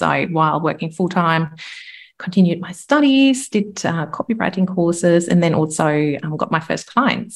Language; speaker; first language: English; non-native, fluent; German